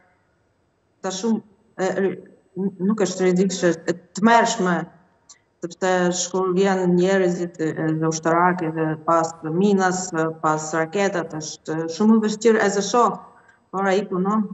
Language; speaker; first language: Albanian; non-native, learner; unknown